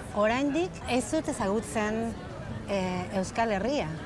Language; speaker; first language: Basque; non-native, learner; Spanish